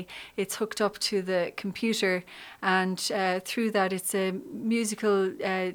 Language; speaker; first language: English; native; English